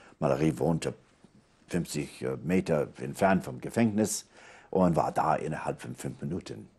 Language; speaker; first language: German; non-native, fluent; English